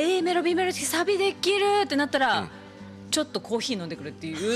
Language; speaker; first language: Japanese; native; Japanese